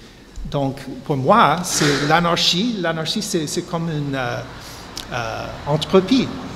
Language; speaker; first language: French; non-native, fluent; English